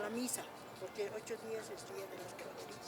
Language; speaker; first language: Spanish; native; Spanish